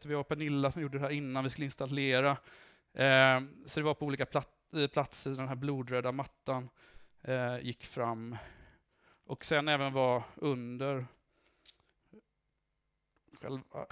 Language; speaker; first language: Swedish; native; Swedish